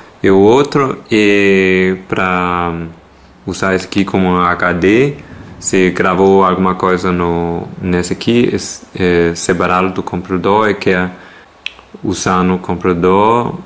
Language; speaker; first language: Portuguese; non-native, fluent; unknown